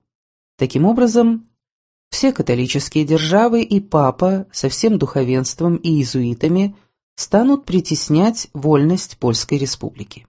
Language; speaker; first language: Russian; native; Russian